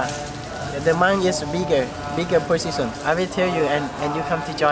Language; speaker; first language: English; non-native, learner; Lao